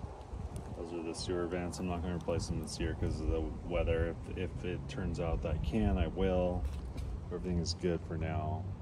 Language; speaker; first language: English; native; English